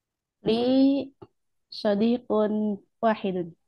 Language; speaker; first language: Arabic; non-native, learner; Indonesian